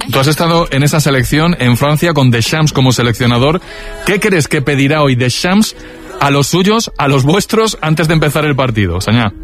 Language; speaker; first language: Spanish; native; Spanish